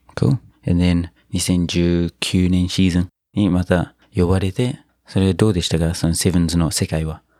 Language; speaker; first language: Japanese; non-native, fluent; English